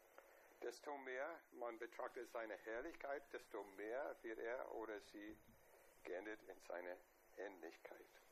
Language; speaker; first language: German; non-native, fluent; English